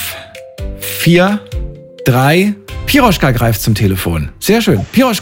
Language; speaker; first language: German; native; German